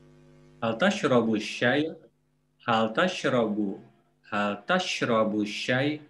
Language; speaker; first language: Arabic; non-native, learner; Indonesian